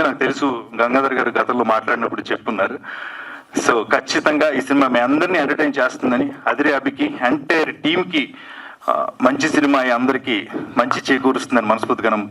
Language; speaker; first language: Telugu; native; Telugu